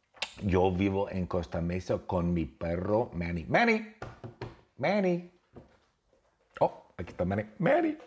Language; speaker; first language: Spanish; non-native, fluent; English